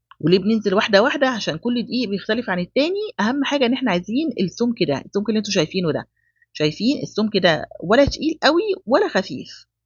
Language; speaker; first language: Egyptian Arabic; native; Egyptian Arabic